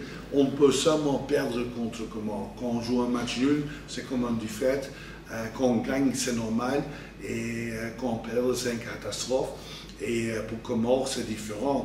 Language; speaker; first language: French; non-native, fluent; Dutch